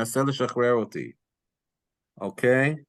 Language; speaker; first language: Hebrew; non-native, fluent; English